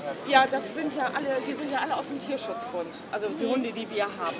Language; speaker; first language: German; native; German